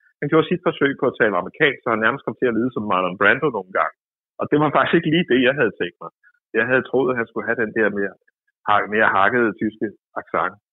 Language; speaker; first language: Danish; native; Danish